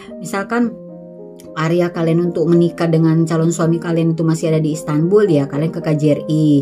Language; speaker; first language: Indonesian; native; Indonesian